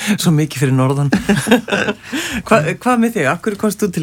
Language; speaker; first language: Icelandic; native; Icelandic